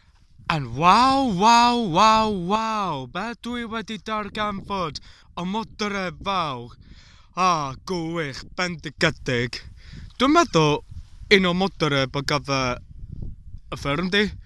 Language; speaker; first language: Welsh; non-native, learner; English